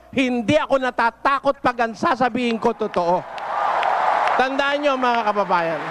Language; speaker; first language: Filipino; native; Filipino